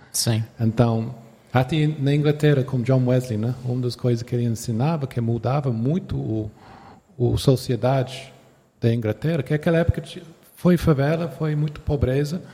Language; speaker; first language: Portuguese; non-native, fluent; English